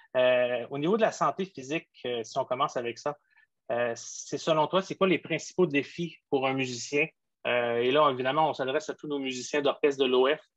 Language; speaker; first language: French; native; French